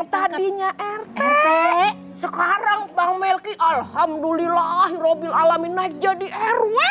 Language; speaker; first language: Indonesian; native; Indonesian